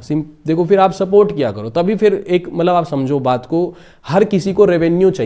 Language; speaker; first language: Hindi; native; Hindi